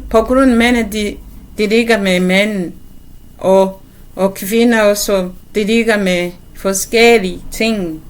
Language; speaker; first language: Danish; non-native, learner; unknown